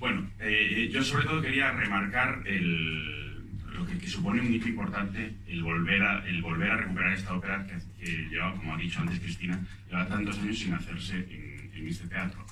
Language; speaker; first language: Spanish; native; Spanish